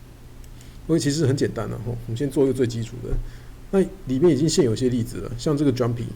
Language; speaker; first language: Chinese; native; Chinese